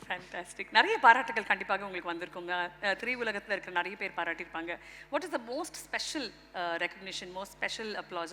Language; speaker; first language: Tamil; native; Tamil